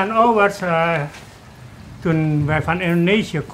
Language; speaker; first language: Dutch; early bilingual, other home language; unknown